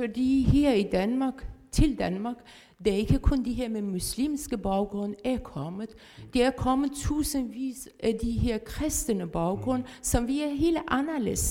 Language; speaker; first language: Danish; non-native, fluent; Persian